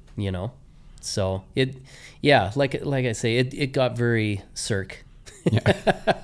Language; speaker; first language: English; native; English